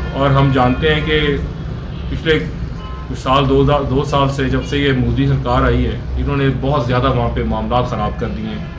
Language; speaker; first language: Urdu; non-native, local second language; Punjabi